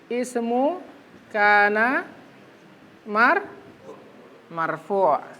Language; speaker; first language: Arabic; non-native, fluent; Indonesian